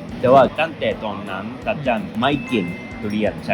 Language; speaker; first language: Thai; non-native, learner; Japanese